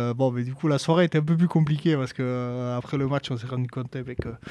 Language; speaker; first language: French; native; French